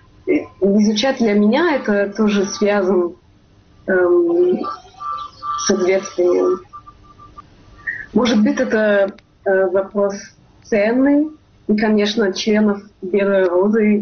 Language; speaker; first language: Russian; non-native, fluent; German